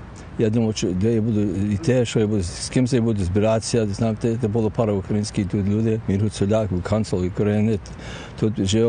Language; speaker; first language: Ukrainian; early bilingual, heritage; Ukrainian